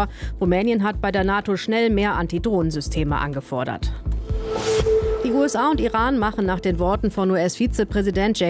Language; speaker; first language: German; native; German